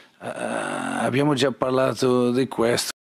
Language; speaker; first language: Italian; non-native, learner; Portuguese